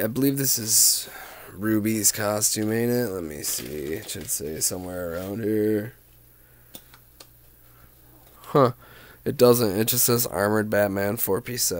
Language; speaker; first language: English; native; English